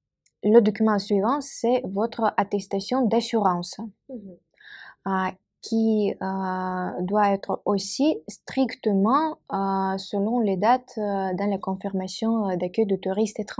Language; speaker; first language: French; non-native, fluent; Russian